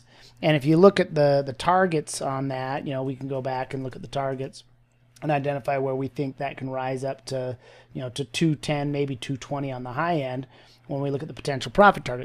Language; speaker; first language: English; native; English